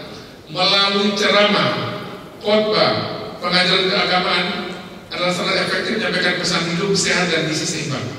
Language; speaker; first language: Indonesian; native; Indonesian